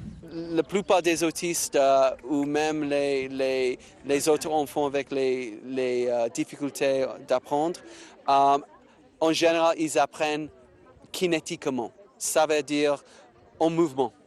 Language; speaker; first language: French; non-native, fluent; English